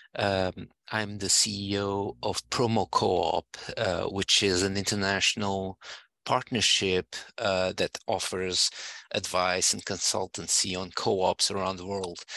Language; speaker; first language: English; non-native, fluent; Portuguese